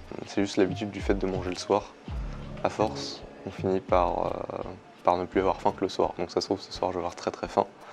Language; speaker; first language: French; native; French